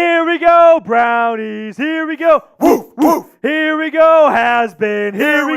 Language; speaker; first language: English; native; English